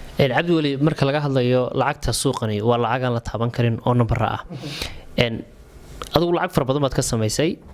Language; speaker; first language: Somali; native; Somali